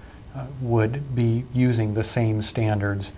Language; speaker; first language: English; native; English